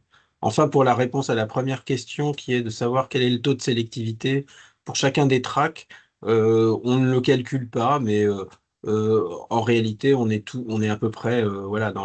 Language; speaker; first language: French; native; French